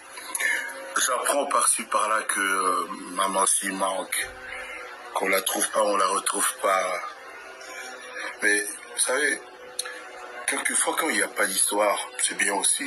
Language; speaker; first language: French; non-native, local second language; Lingala